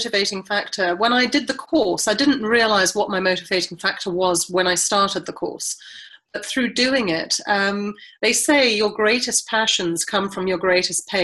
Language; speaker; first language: English; native; English